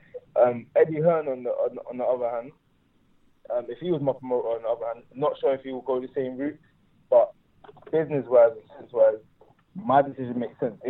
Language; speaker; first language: English; native; English